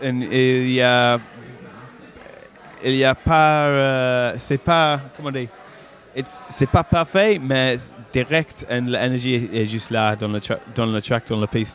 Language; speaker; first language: French; non-native, learner; English